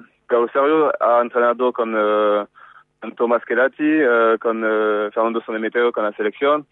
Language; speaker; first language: Spanish; non-native, fluent; French